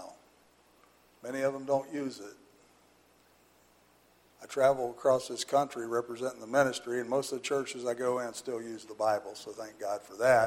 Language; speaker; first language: English; native; English